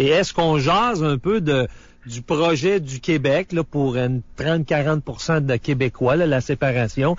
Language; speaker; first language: French; native; French